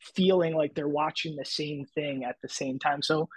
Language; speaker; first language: English; native; English